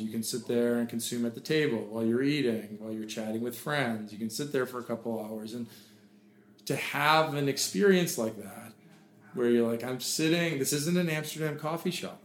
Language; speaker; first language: English; native; English